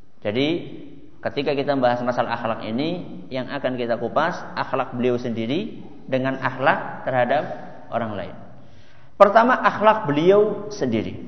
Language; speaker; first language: Indonesian; non-native, local second language; Javanese